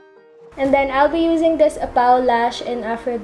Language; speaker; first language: English; non-native, local second language; Filipino